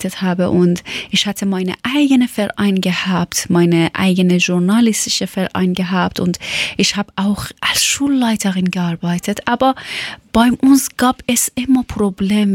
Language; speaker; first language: German; non-native, fluent; Persian